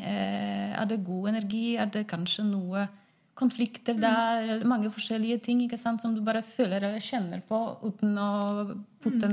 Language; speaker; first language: Norwegian; non-native, fluent; Polish